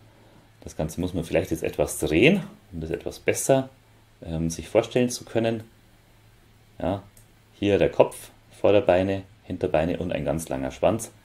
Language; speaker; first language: German; native; German